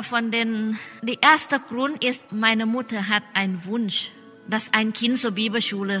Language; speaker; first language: German; non-native, learner; Thai